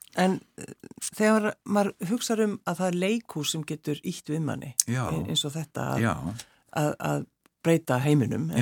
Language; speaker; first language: Icelandic; native; Icelandic